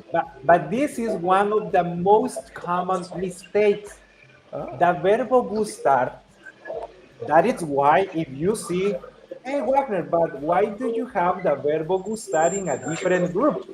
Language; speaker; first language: English; non-native, fluent; Spanish